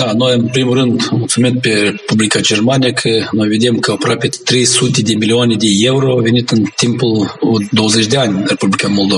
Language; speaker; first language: Romanian; non-native, local second language; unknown